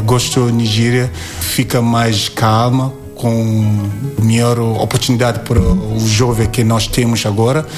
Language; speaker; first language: Portuguese; non-native, learner; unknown